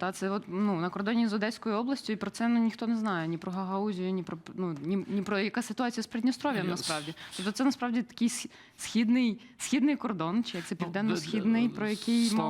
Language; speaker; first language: Ukrainian; native; Ukrainian